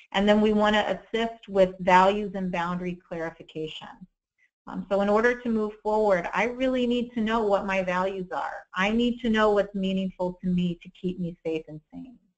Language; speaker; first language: English; native; English